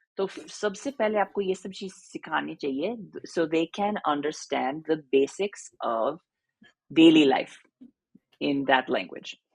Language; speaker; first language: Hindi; non-native, fluent; English